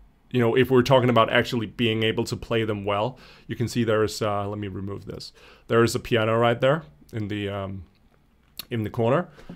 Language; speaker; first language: English; non-native, fluent; Danish